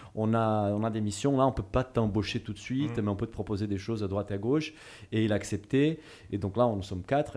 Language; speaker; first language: French; non-native, fluent; Portuguese